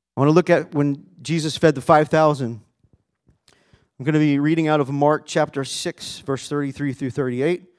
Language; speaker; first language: English; native; English